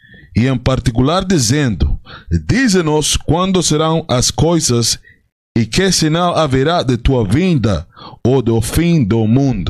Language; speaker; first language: Portuguese; non-native, fluent; Spanish